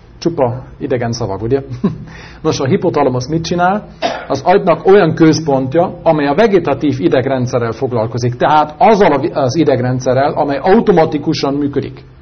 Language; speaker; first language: Hungarian; non-native, fluent; German